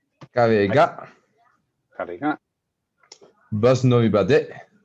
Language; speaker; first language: Japanese; non-native, learner; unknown